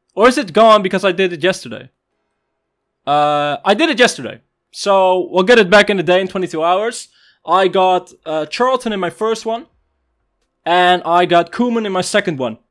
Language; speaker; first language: English; non-native, fluent; Dutch